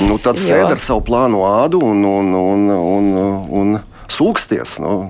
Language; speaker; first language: Latvian; non-native, local second language; Russian